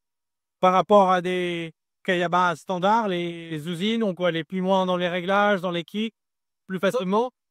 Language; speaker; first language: French; native; French